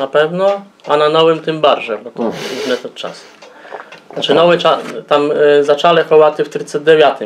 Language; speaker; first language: Polish; non-native, local second language; Rusyn